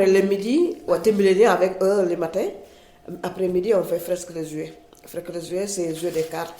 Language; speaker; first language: French; non-native, learner; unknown